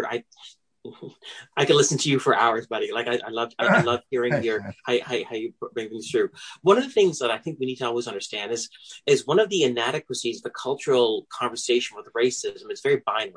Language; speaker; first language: English; native; English